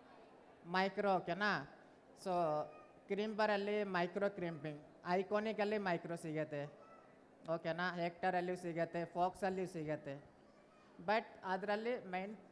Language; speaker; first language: Kannada; non-native, learner; Bangla